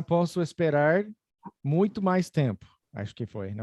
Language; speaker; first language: Portuguese; non-native, fluent; English